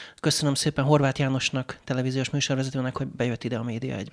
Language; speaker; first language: Hungarian; native; Hungarian